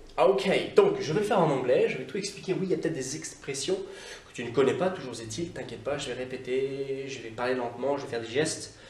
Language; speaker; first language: French; native; French